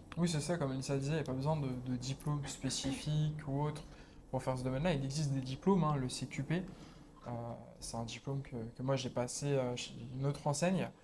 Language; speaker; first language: French; native; French